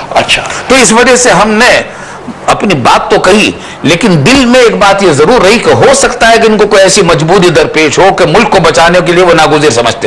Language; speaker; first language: Urdu; native; Urdu